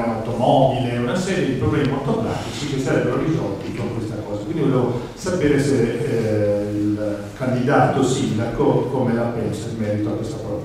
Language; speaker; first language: Italian; native; Italian